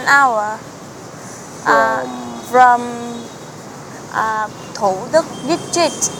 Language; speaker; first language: English; non-native, learner; Vietnamese